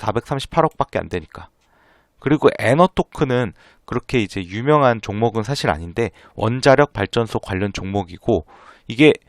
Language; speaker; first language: Korean; native; Korean